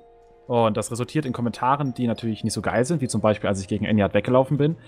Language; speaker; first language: German; native; German